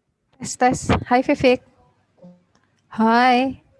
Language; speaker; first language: English; non-native, learner; Indonesian